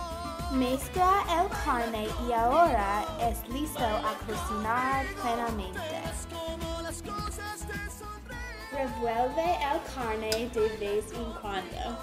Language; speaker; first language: Spanish; non-native, learner; English